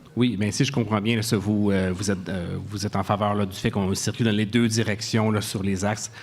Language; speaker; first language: French; native; French